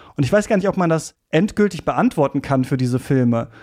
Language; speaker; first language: German; native; German